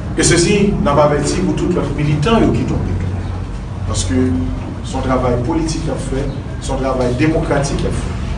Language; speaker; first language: French; non-native, local second language; Haitian Creole